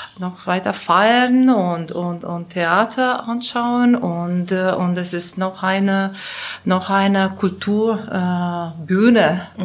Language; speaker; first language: German; non-native, learner; Latvian